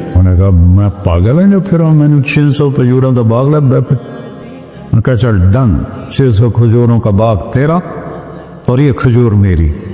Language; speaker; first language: Urdu; non-native, local second language; Punjabi